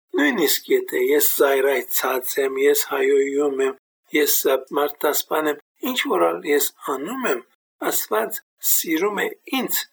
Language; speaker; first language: Armenian; native; Armenian